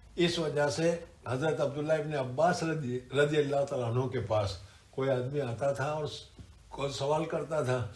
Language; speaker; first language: Urdu; non-native, local second language; Gujarati